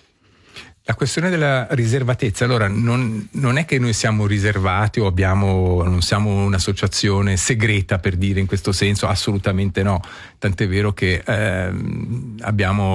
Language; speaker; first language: Italian; native; Italian